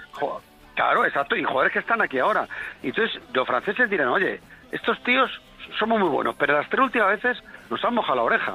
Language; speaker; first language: Spanish; native; Spanish